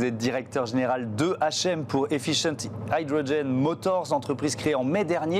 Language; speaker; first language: French; native; French